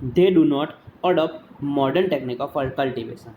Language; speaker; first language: English; non-native, local second language; Gujarati